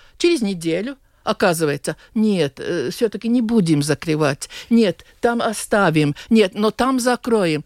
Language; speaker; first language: Russian; non-native, local second language; Latvian